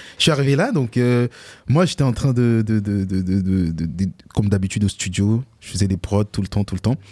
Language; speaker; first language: French; early bilingual, other home language; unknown